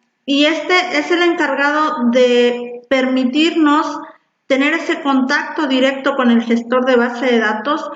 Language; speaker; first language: Spanish; native; Spanish